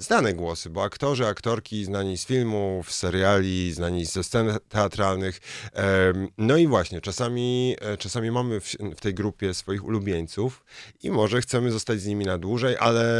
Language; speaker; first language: Polish; native; Polish